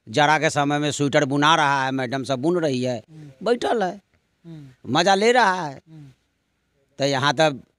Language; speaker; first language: Hindi; native; Hindi